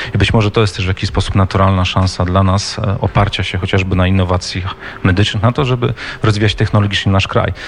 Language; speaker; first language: Polish; native; Polish